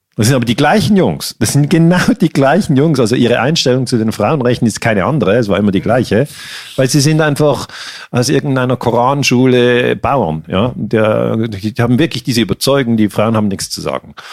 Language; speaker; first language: German; native; German